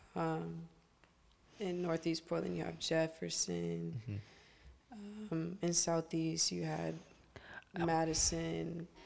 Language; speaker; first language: English; native; English